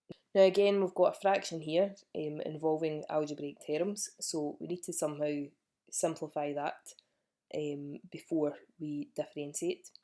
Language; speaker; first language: English; native; English